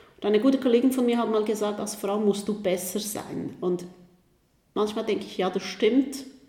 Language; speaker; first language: German; native; German